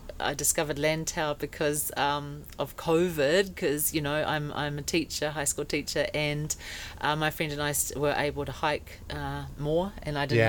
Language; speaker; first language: English; native; English